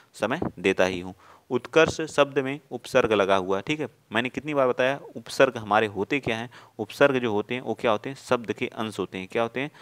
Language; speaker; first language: Hindi; native; Hindi